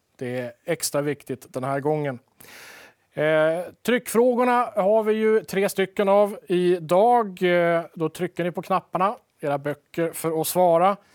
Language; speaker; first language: Swedish; native; Swedish